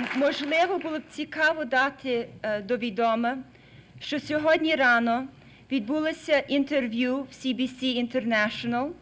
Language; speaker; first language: Ukrainian; early bilingual, heritage; Ukrainian